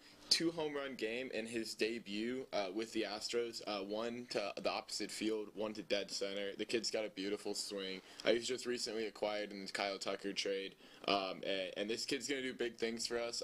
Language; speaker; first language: English; native; English